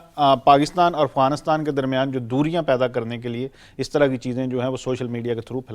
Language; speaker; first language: Urdu; native; Urdu